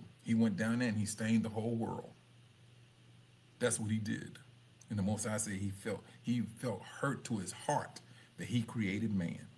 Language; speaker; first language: English; native; English